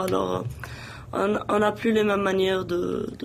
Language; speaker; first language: French; non-native, local second language; Arabic